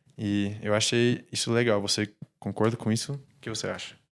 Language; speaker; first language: Portuguese; non-native, fluent; English